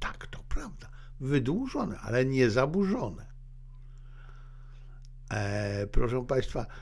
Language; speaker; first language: Polish; native; Polish